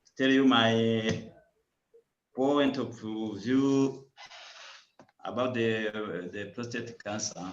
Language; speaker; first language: English; non-native, learner; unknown